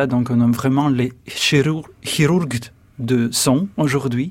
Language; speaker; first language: French; non-native, fluent; Russian